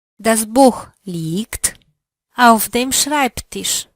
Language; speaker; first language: German; non-native, learner; Polish